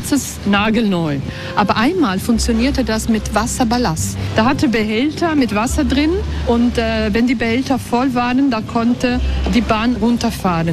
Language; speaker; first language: German; non-native, fluent; Italian